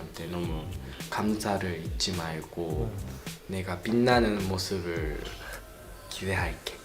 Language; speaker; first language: Korean; non-native, learner; Japanese